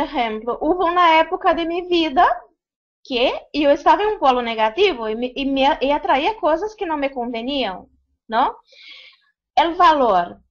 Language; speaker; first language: Spanish; non-native, fluent; Portuguese